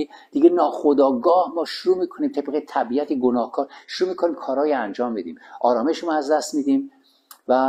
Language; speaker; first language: Persian; native; Persian